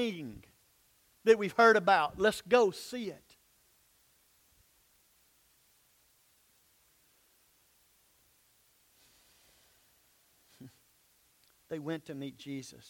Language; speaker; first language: English; native; English